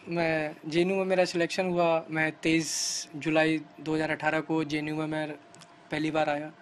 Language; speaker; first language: Hindi; native; Hindi